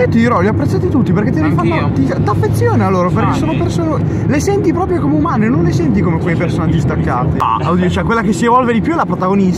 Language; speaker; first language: Italian; native; Italian